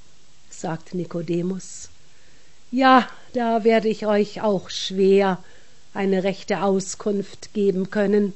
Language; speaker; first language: German; native; German